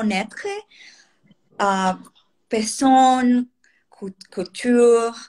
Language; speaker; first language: French; non-native, learner; Portuguese